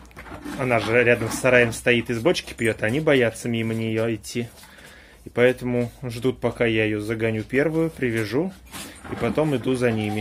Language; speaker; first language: Russian; native; Russian